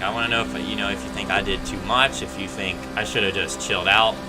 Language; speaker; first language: English; native; English